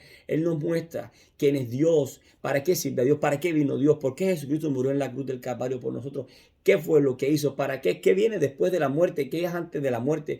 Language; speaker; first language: Spanish; native; Spanish